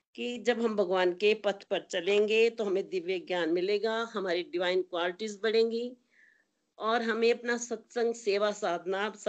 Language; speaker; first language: Hindi; native; Hindi